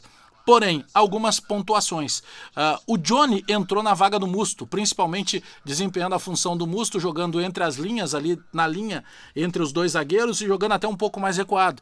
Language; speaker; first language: Portuguese; native; Portuguese